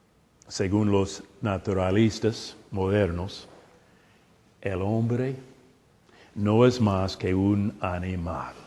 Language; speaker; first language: Spanish; non-native, fluent; English